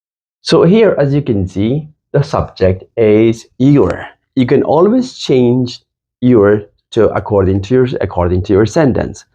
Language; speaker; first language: English; non-native, fluent; Persian